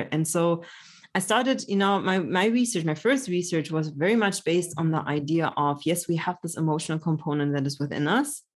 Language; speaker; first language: English; early bilingual, other home language; Polish